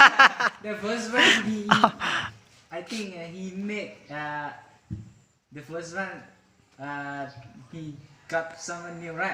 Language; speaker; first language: English; non-native, learner; Hmong